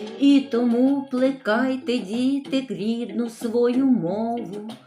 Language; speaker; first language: Ukrainian; native; Ukrainian